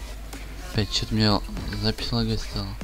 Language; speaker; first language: Russian; native; Russian